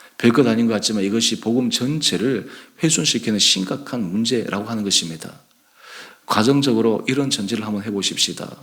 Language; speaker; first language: Korean; native; Korean